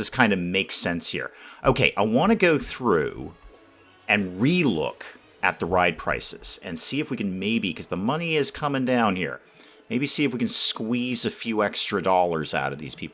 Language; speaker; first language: English; native; English